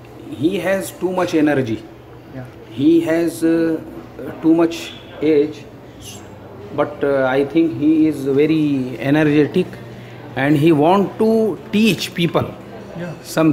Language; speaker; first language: English; non-native, learner; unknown